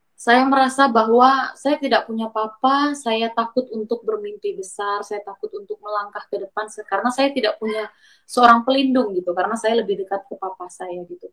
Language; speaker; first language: Indonesian; native; Indonesian